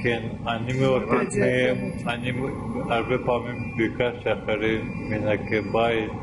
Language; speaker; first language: Hebrew; non-native, learner; Russian